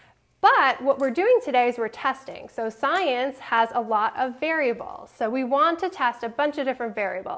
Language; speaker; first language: English; native; English